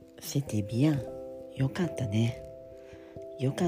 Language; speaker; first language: French; non-native, learner; Japanese